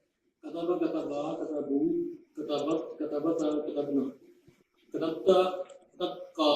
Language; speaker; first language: Arabic; non-native, learner; Urdu